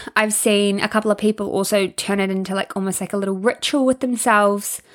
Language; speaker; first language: English; native; English